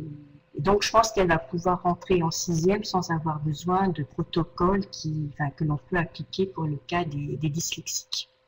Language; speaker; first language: French; native; French